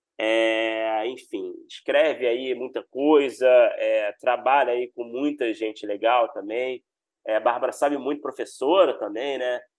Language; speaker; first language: Portuguese; native; Portuguese